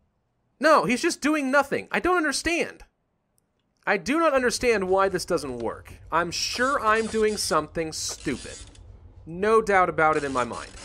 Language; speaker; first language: English; native; English